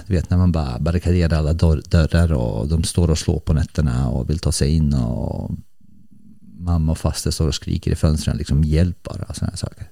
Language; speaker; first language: Swedish; early bilingual, other home language; Bosnian